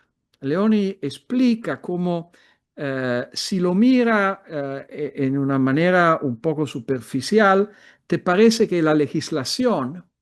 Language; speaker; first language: Spanish; non-native, fluent; Italian